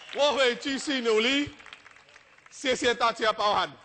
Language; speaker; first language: Chinese; non-native, local second language; English